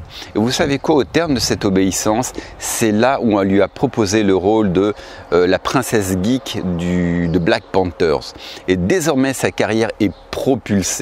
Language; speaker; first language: French; native; French